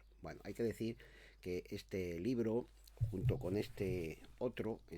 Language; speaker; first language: Spanish; native; Spanish